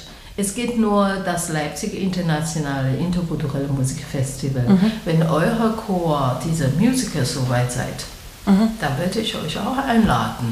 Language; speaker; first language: German; non-native, learner; Chinese